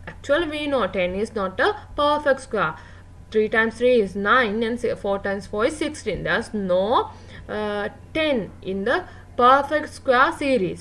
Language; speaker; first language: English; non-native, local second language; Sinhala